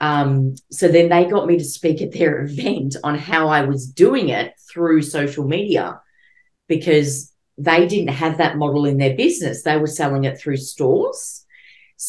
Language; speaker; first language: English; native; English